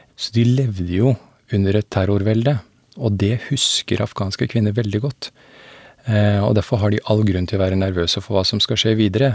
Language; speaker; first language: Norwegian; early bilingual, other home language; Persian